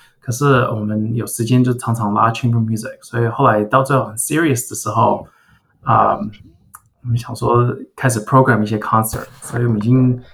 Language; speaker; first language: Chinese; early bilingual, heritage; Chinese